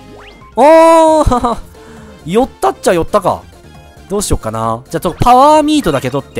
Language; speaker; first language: Japanese; native; Japanese